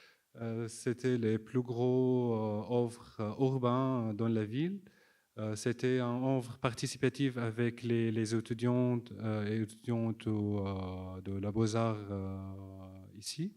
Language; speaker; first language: French; non-native, fluent; Arabic